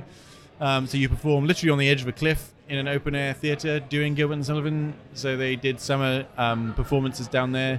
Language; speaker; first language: English; native; English